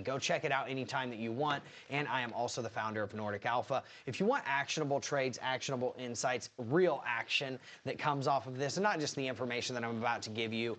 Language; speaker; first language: English; native; English